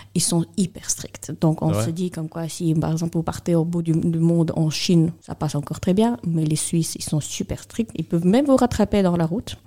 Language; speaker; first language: French; non-native, fluent; Russian